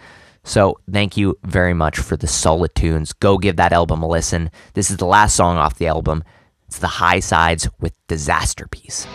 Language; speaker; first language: English; native; English